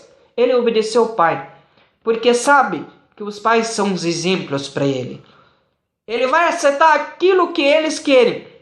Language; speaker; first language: Portuguese; non-native, fluent; Arabic